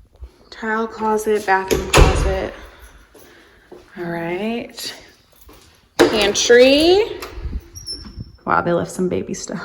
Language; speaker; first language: English; native; English